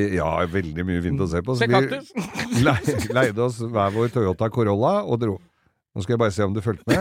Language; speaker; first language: Norwegian; native; Norwegian